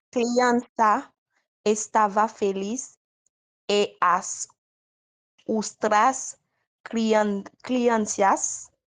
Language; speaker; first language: Portuguese; non-native, learner; Haitian Creole